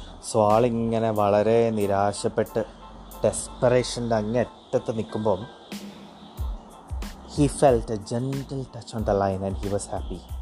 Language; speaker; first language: English; non-native, local second language; Malayalam